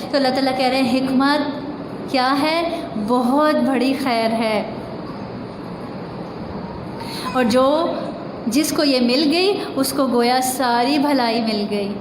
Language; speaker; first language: Urdu; native; Urdu